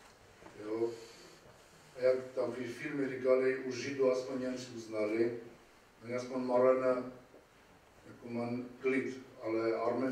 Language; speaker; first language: Czech; non-native, learner; Armenian